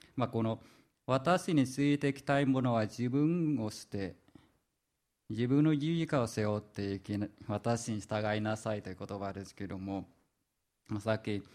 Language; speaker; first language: Japanese; non-native, fluent; Vietnamese